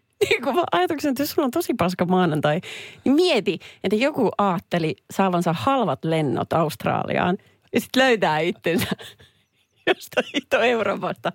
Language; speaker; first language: Finnish; native; Finnish